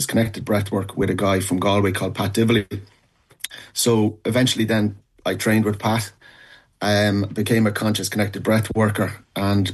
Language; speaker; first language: English; native; English